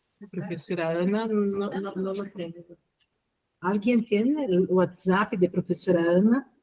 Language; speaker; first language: Spanish; non-native, fluent; Portuguese